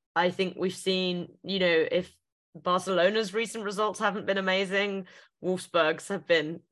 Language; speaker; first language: English; native; English